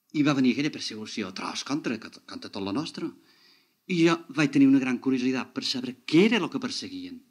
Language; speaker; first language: Catalan; native; Catalan